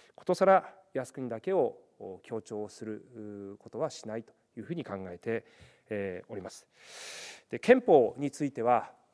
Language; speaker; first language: Japanese; native; Japanese